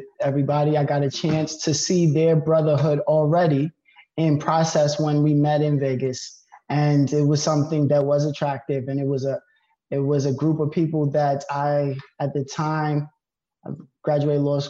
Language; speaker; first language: English; native; English